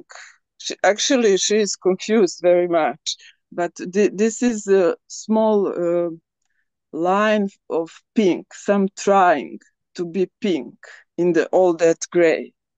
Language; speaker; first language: English; non-native, learner; Serbian